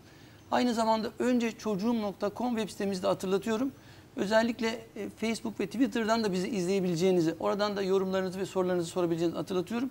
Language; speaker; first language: Turkish; native; Turkish